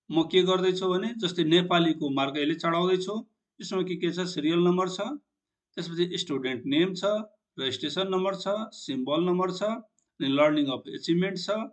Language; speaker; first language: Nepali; non-native, local second language; Maithili